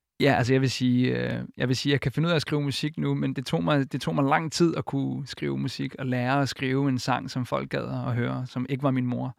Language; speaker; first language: Danish; early bilingual, other home language; Icelandic